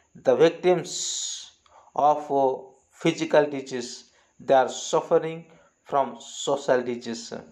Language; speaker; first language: English; non-native, local second language; Odia